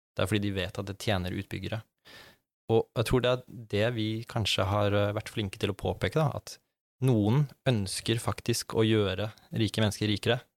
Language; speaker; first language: Norwegian; native; Norwegian